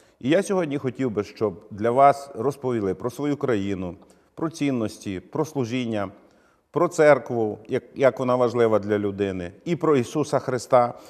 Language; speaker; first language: Ukrainian; native; Ukrainian